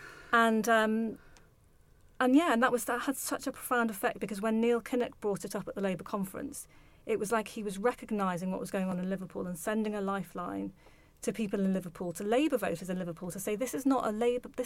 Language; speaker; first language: English; native; English